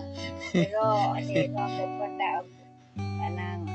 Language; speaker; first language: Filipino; non-native, local second language; Cebuano